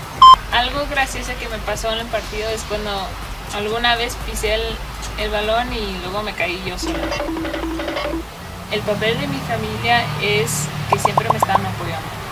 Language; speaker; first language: Spanish; early bilingual, heritage; English